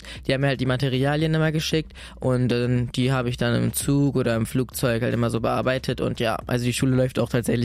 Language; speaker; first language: German; native; German